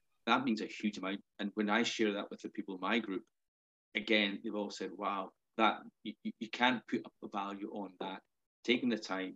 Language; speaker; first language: English; native; English